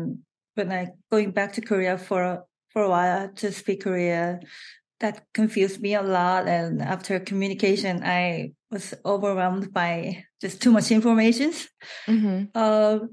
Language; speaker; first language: English; non-native, fluent; Korean